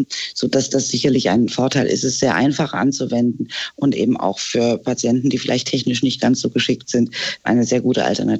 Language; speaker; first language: German; native; German